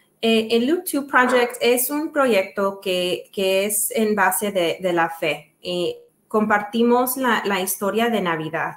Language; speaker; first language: Spanish; early bilingual, other home language; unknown